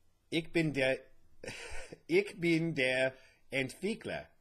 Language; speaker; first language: German; non-native, learner; English